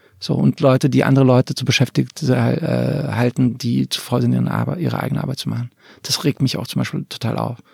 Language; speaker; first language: German; early bilingual, other home language; Croatian